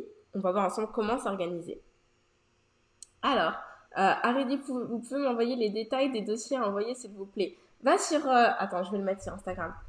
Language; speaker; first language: French; native; French